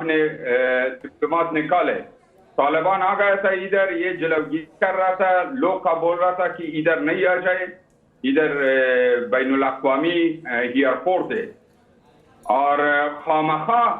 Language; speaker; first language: Hindi; non-native, learner; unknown